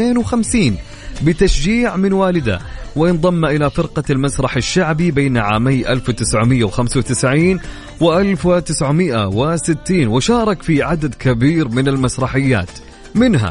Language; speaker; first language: Arabic; native; Arabic